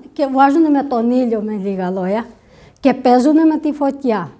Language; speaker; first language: Greek; non-native, fluent; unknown